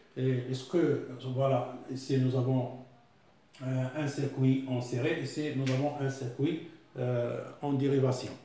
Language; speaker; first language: French; non-native, local second language; Arabic